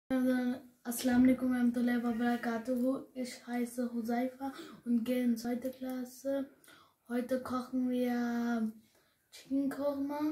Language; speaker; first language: German; early bilingual, other home language; Urdu